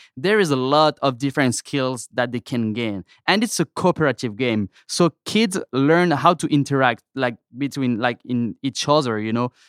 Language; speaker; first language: English; non-native, fluent; French